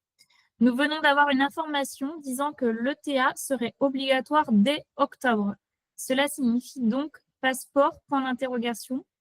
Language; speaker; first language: French; native; French